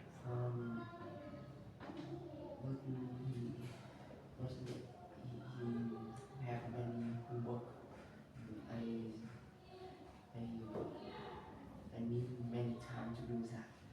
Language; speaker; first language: English; non-native, learner; Vietnamese